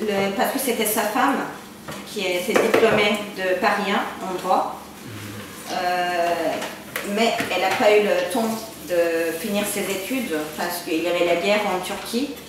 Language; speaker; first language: French; non-native, fluent; Turkish